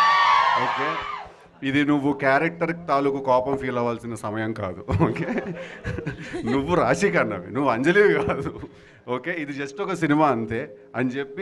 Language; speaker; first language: Telugu; native; Telugu